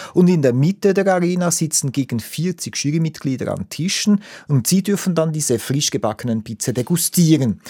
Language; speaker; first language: German; native; German